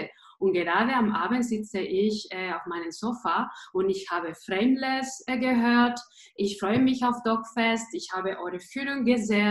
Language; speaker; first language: German; non-native, fluent; Spanish